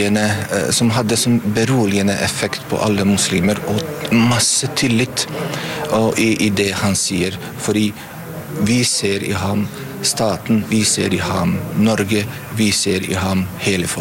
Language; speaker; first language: Norwegian; non-native, fluent; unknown